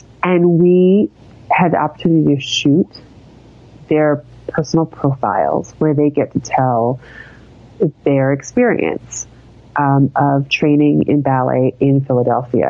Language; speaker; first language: English; native; English